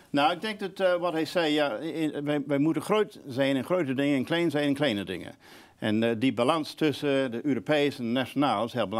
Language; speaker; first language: Dutch; non-native, fluent; English